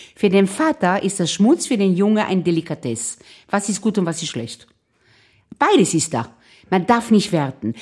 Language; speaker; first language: German; non-native, fluent; Hebrew